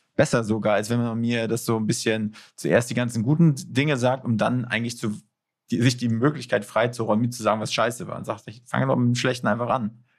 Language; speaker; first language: German; native; German